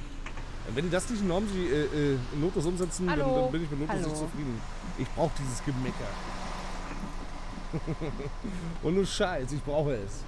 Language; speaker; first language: German; native; German